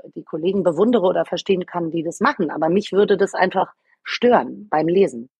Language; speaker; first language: German; native; German